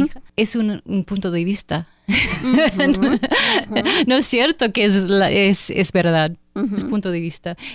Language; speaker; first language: Spanish; non-native, fluent; English